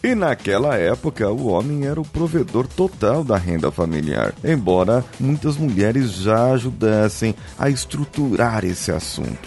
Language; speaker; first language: Portuguese; native; Portuguese